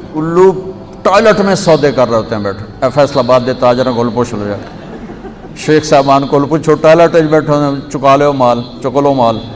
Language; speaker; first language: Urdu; non-native, local second language; Punjabi